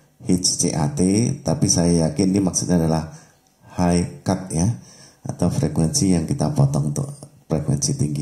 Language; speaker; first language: Indonesian; native; Indonesian